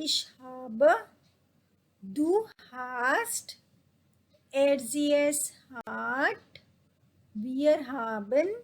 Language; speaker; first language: German; non-native, fluent; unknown